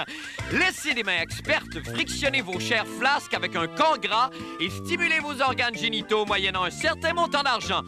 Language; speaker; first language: French; native; French